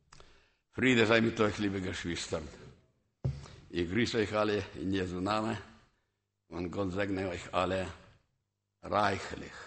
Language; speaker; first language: German; non-native, learner; Russian